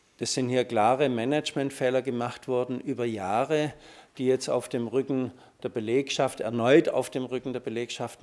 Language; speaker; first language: German; native; German